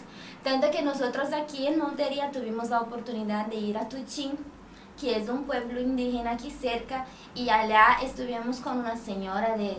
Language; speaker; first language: Spanish; non-native, fluent; Portuguese